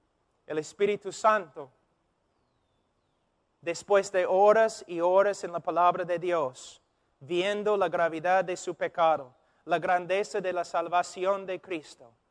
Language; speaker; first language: Spanish; non-native, fluent; English